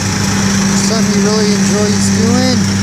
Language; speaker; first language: English; native; English